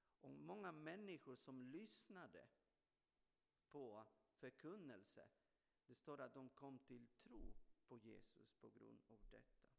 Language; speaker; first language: Swedish; non-native, fluent; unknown